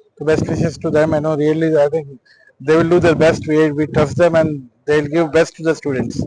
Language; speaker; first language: English; non-native, local second language; Telugu